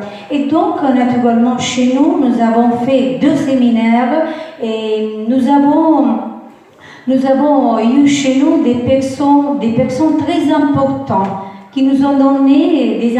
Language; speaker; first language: French; non-native, fluent; Italian